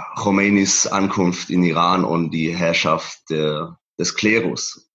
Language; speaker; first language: German; early bilingual, other home language; Persian